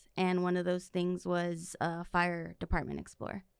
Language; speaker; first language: English; native; English